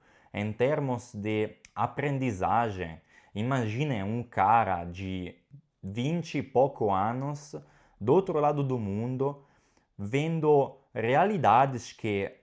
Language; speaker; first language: Portuguese; non-native, fluent; Italian